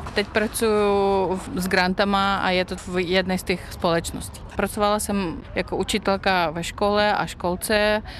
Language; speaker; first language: Czech; non-native, fluent; Russian